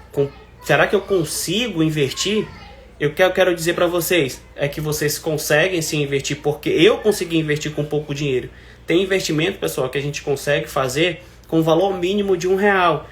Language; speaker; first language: Portuguese; native; Portuguese